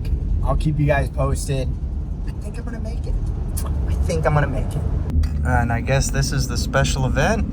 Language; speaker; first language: English; native; English